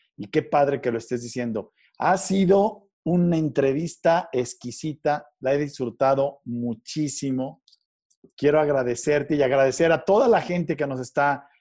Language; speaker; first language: Spanish; native; Spanish